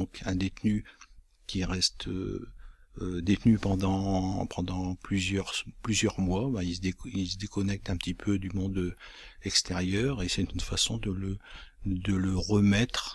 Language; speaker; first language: French; native; French